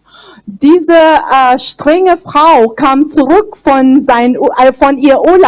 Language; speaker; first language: German; non-native, fluent; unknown